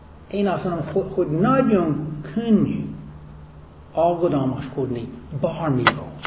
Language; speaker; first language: Hungarian; non-native, fluent; English